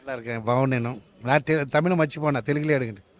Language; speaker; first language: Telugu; non-native, local second language; Tamil